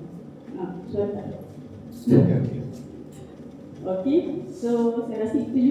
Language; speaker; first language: Malay; native; Malay